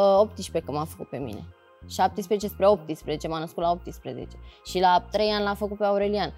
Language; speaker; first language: Romanian; native; Romanian